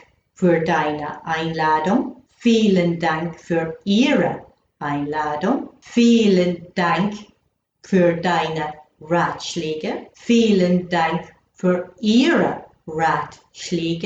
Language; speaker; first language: German; non-native, fluent; English